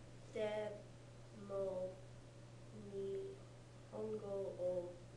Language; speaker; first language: Japanese; non-native, learner; English